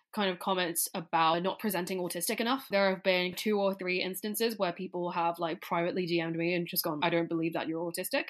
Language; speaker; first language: English; non-native, local second language; Cantonese